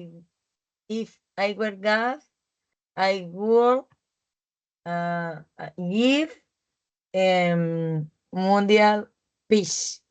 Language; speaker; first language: English; non-native, learner; Spanish